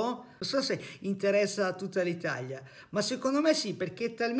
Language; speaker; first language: Italian; native; Italian